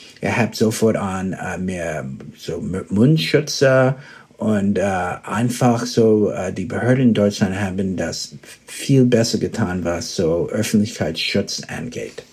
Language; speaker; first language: German; early bilingual, heritage; German